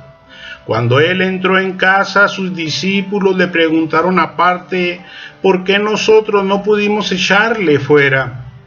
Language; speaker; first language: Spanish; native; Spanish